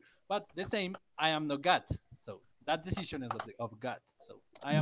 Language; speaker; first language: English; non-native, learner; Spanish